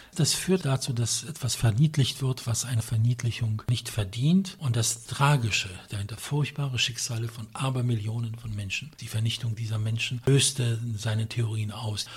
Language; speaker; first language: German; non-native, fluent; Polish